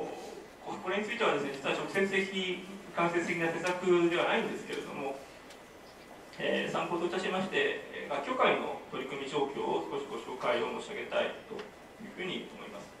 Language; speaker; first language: Japanese; native; Japanese